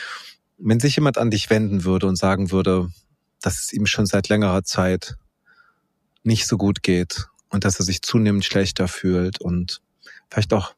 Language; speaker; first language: German; native; German